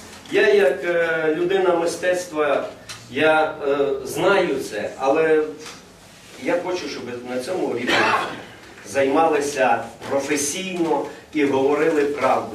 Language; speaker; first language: Ukrainian; native; Ukrainian